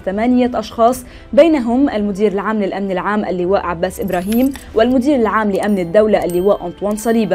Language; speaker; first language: Arabic; native; Arabic